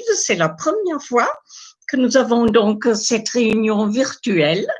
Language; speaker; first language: French; non-native, fluent; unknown